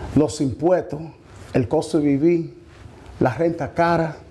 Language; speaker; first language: Spanish; early bilingual, heritage; Spanish